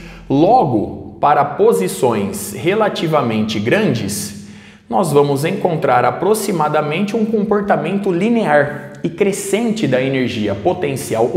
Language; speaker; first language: Portuguese; native; Portuguese